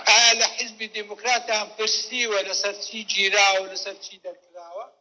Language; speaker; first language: Central Kurdish; native; Central Kurdish